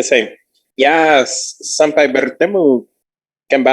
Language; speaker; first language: Indonesian; non-native, learner; English